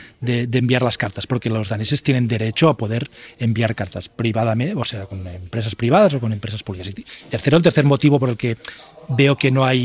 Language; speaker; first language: Spanish; native; Spanish